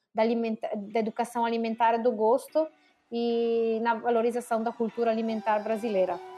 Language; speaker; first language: Portuguese; non-native, fluent; Italian